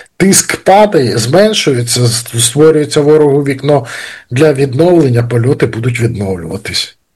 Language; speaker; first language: Ukrainian; native; Ukrainian